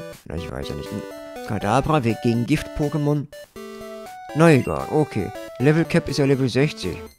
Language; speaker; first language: German; native; German